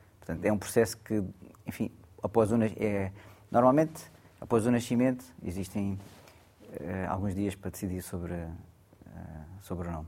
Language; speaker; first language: Portuguese; early bilingual, other home language; Gujarati